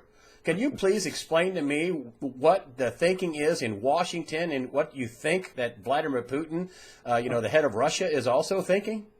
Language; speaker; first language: English; native; English